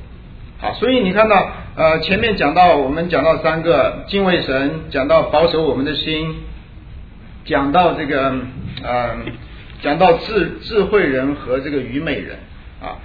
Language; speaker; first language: Chinese; native; Chinese